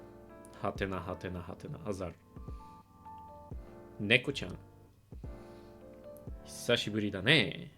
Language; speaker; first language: Japanese; non-native, learner; English